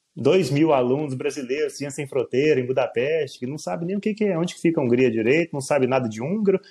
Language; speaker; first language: Portuguese; native; Portuguese